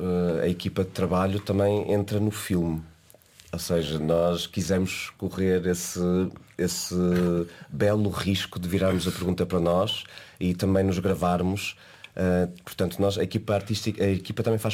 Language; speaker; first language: Portuguese; native; Portuguese